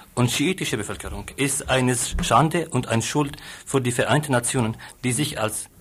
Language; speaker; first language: German; non-native, fluent; Arabic